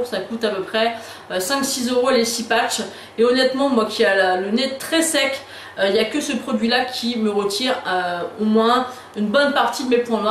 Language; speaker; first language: French; native; French